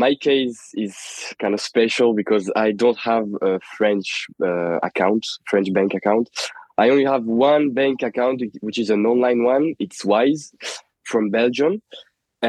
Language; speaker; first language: English; non-native, fluent; French